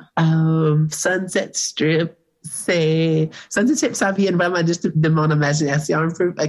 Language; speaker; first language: French; non-native, learner; English